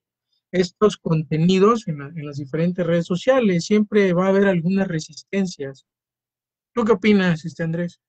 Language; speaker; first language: Spanish; native; Spanish